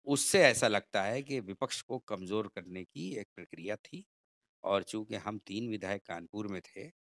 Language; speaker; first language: Hindi; native; Hindi